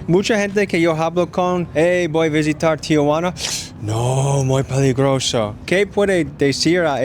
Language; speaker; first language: Spanish; non-native, learner; English